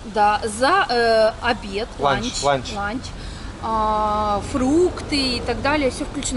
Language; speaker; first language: Russian; native; Russian